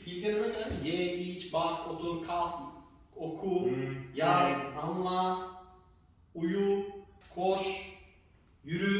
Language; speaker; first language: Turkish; non-native, fluent; Uzbek